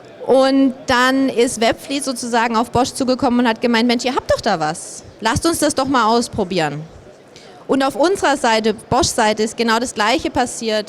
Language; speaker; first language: German; native; German